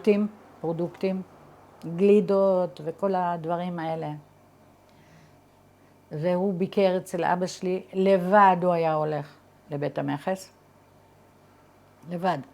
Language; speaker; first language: Hebrew; early bilingual, other home language; Arabic